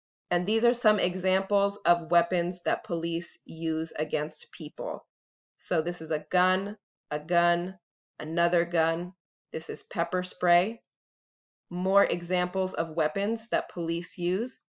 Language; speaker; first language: English; native; English